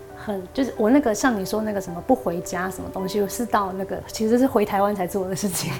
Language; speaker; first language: Chinese; early bilingual, heritage; Spanish